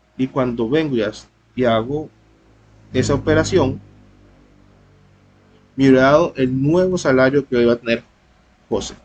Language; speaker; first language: Spanish; native; Spanish